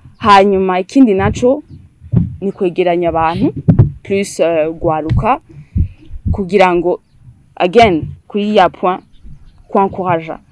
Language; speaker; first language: Rundi; early bilingual, heritage; Rundi